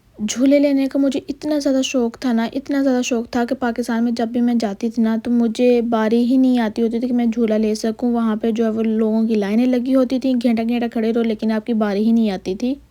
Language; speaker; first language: Urdu; non-native, local second language; Punjabi